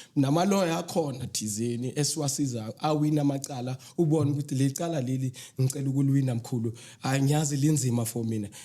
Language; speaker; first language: Zulu; non-native, local second language; Northern Sotho